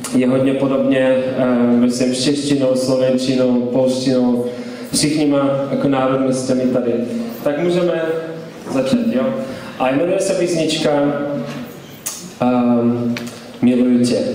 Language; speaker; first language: Czech; non-native, learner; Ukrainian